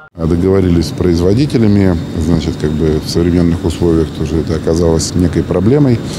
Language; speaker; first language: Russian; native; Russian